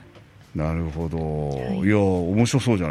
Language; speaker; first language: Japanese; native; Japanese